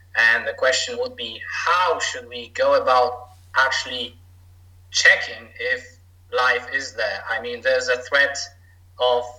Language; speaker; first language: English; non-native, fluent; Polish